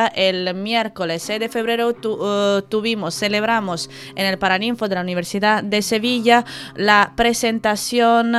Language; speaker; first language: Spanish; native; Spanish